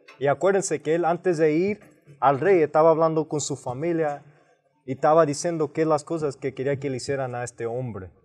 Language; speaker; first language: Spanish; early bilingual, heritage; Spanish